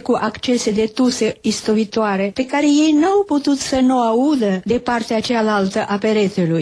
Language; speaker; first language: Romanian; native; Romanian